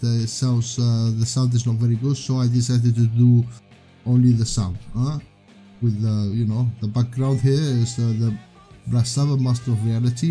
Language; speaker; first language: English; non-native, fluent; Spanish